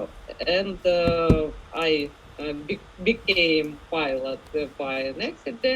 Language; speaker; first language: English; non-native, learner; Ukrainian